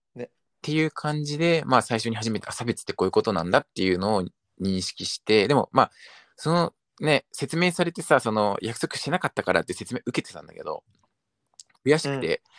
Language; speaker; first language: Japanese; early bilingual, other home language; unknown